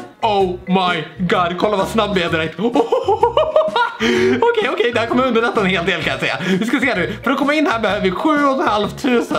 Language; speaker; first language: Swedish; native; Swedish